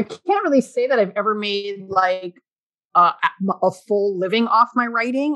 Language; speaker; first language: English; native; English